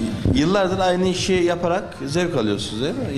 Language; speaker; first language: Turkish; native; Turkish